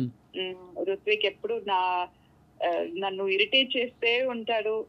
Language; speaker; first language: Telugu; non-native, fluent; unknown